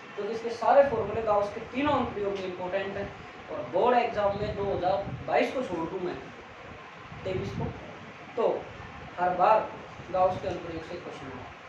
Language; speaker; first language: Hindi; native; Hindi